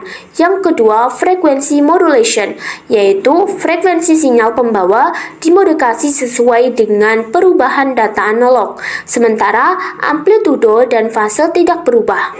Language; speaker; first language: Indonesian; native; Indonesian